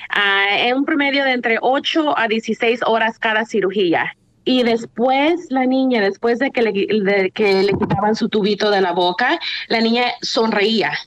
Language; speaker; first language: Spanish; native; Spanish